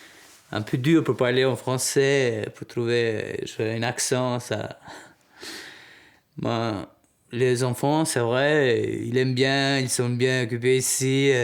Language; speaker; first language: French; non-native, learner; Albanian